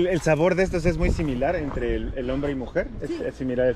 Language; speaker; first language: Spanish; native; Spanish